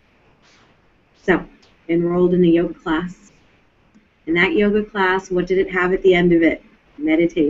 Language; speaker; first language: English; native; English